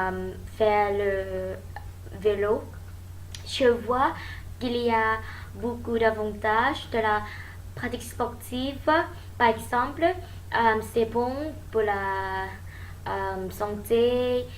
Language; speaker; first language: French; non-native, learner; Thai